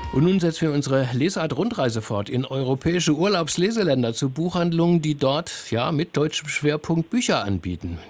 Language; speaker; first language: German; native; German